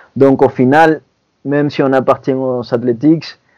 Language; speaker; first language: French; non-native, fluent; Spanish